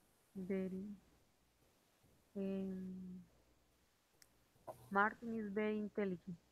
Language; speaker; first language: English; non-native, learner; Spanish